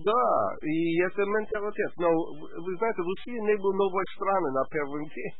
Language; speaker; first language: Russian; non-native, learner; English